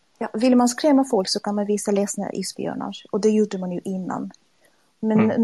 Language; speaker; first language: Swedish; non-native, fluent; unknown